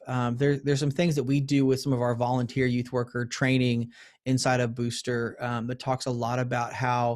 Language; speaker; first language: English; native; English